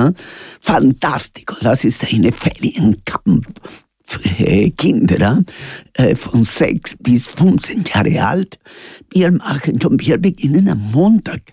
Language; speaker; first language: German; non-native, fluent; Spanish